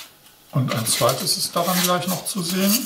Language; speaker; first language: German; native; German